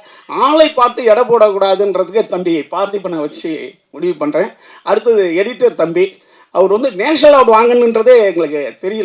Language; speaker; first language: Tamil; native; Tamil